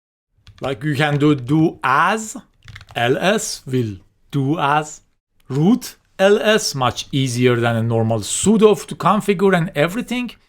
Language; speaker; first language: English; non-native, fluent; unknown